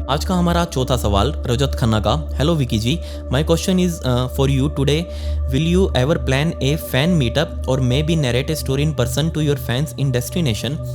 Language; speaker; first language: Hindi; native; Hindi